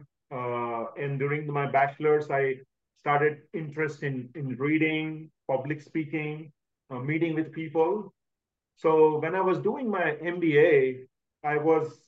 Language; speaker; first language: English; non-native, local second language; Hindi